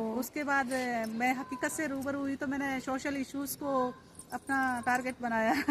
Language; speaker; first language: Hindi; non-native, local second language; Rajasthani